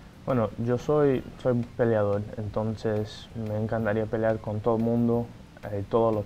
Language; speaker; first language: Spanish; non-native, fluent; Portuguese